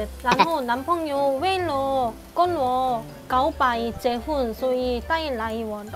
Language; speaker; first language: Chinese; non-native, fluent; Korean